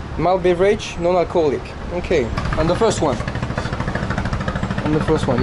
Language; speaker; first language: English; non-native, learner; French